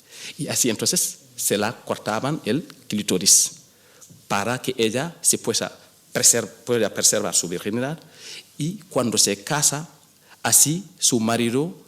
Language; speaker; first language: Spanish; non-native, fluent; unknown